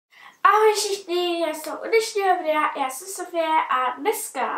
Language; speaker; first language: Czech; early bilingual, heritage; Czech